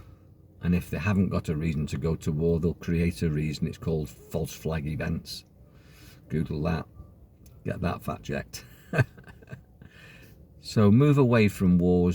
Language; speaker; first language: English; native; English